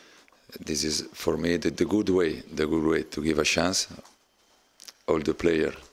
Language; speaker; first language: English; non-native, learner; Italian